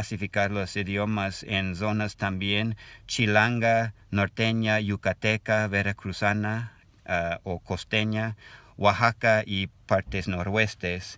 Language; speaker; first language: Spanish; non-native, learner; English